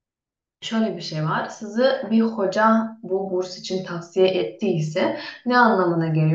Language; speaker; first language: Turkish; non-native, fluent; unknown